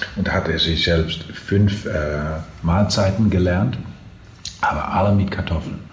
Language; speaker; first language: German; non-native, learner; Dutch